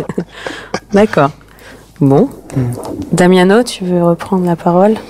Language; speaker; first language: French; native; French